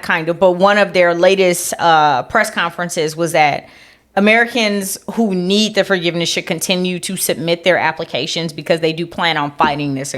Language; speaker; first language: English; native; English